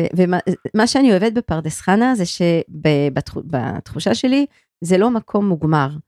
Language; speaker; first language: Hebrew; non-native, fluent; French